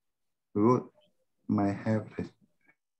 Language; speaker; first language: English; non-native, learner; Vietnamese